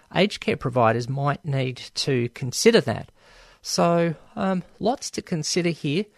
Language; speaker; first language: English; native; English